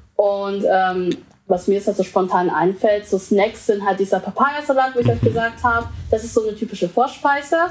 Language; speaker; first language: German; early bilingual, other home language; Vietnamese